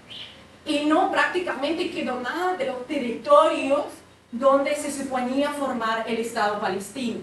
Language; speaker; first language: Spanish; non-native, fluent; Russian